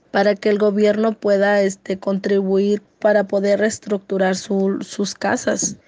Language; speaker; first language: Spanish; native; Spanish